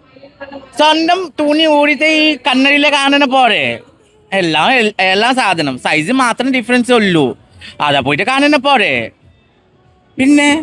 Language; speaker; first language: Malayalam; non-native, fluent; Assamese